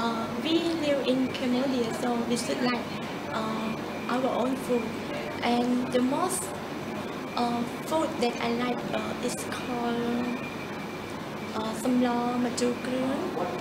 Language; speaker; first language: English; non-native, learner; Khmer